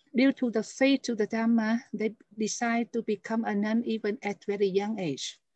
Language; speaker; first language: English; non-native, fluent; Vietnamese